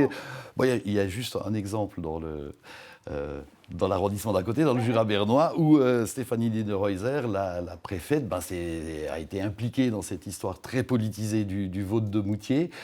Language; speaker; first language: French; native; French